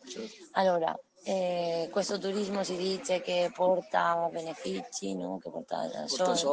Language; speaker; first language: Italian; non-native, learner; Spanish